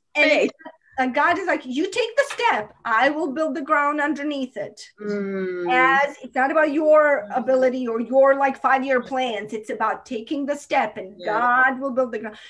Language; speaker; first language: English; non-native, fluent; Croatian